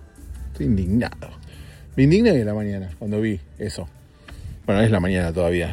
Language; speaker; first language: Spanish; native; Spanish